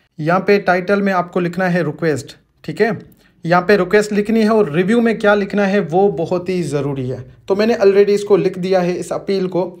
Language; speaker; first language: Urdu; non-native, local second language; Sindhi